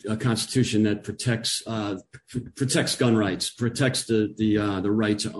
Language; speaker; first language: English; native; English